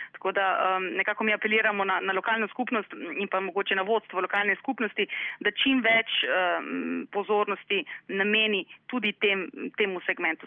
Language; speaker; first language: Slovenian; early bilingual, other home language; Bosnian